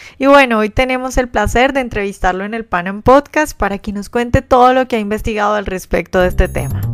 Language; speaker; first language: Spanish; native; Spanish